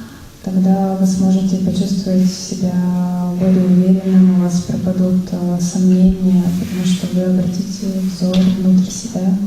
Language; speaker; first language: Russian; native; Russian